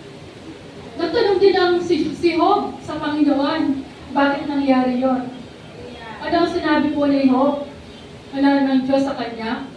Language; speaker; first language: Filipino; native; Filipino